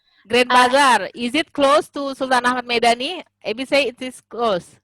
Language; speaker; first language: English; non-native, learner; Indonesian